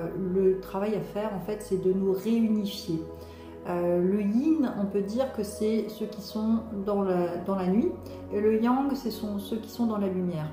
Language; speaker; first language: French; native; French